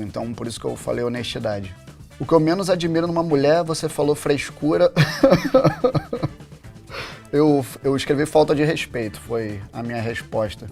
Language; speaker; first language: Portuguese; native; Portuguese